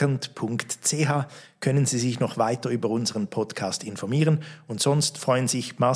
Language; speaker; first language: German; native; German